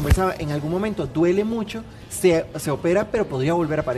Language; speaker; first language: Spanish; native; Spanish